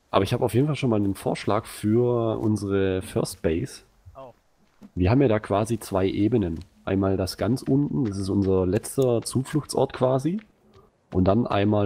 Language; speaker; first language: German; native; German